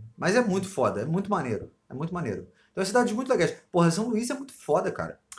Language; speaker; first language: Portuguese; native; Portuguese